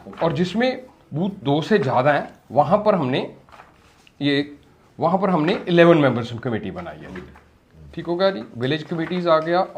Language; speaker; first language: Hindi; non-native, local second language; Punjabi